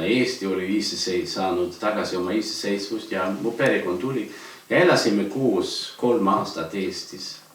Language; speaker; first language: Estonian; non-native, fluent; Swedish